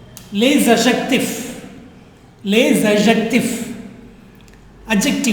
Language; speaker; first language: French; non-native, fluent; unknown